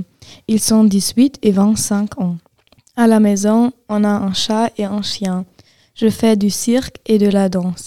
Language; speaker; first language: French; non-native, learner; German